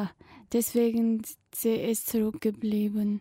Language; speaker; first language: German; non-native, fluent; Tibetan